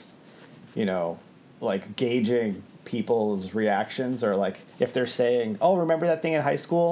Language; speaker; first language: English; native; English